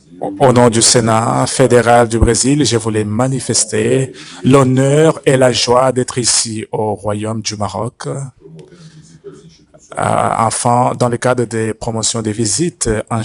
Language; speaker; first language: French; non-native, fluent; Portuguese